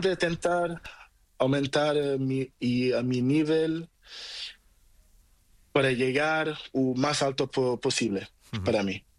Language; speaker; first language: Spanish; non-native, learner; Portuguese